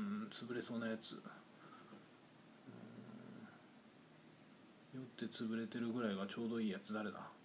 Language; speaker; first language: Japanese; native; Japanese